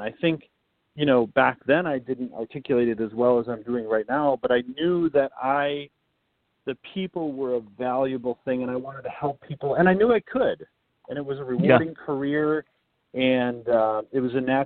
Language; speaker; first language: English; native; English